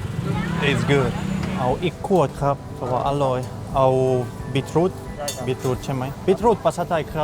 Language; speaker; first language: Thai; non-native, learner; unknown